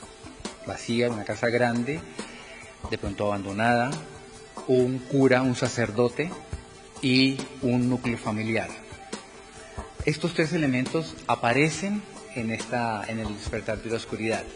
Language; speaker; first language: Spanish; native; Spanish